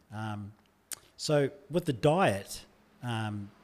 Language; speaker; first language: English; native; English